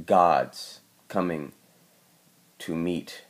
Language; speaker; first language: English; native; English